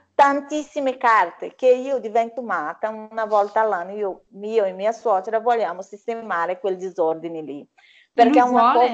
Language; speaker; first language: Italian; non-native, fluent; Portuguese